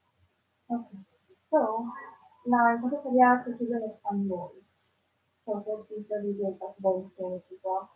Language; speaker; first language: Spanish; early bilingual, other home language; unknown